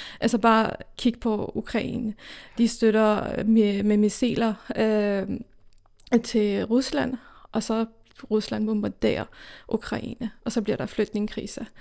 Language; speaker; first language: Danish; early bilingual, other home language; Persian